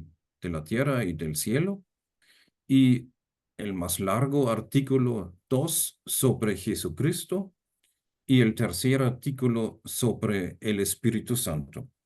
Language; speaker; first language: Spanish; non-native, fluent; German